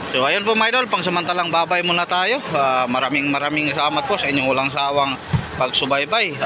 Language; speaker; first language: Filipino; non-native, local second language; Cebuano